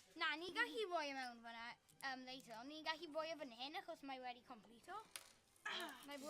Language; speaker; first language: Welsh; non-native, local second language; English